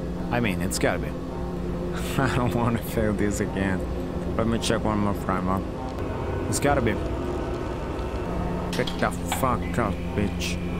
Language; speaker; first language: English; non-native, fluent; Italian